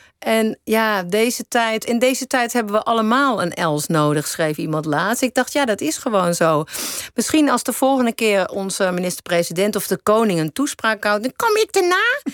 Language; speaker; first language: Dutch; native; Dutch